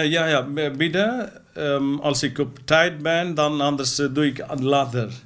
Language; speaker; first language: Dutch; non-native, fluent; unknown